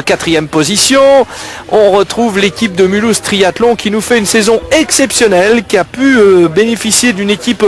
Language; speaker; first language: French; native; French